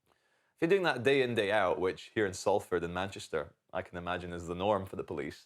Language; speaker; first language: English; native; English